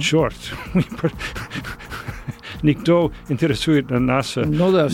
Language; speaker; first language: Russian; non-native, learner; English